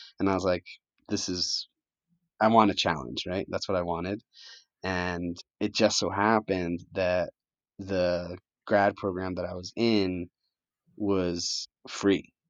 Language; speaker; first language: English; early bilingual, other home language; Spanish